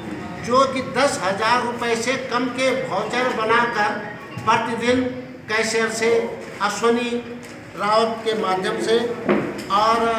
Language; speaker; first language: Hindi; native; Hindi